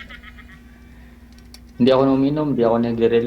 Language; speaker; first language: Filipino; non-native, local second language; Cebuano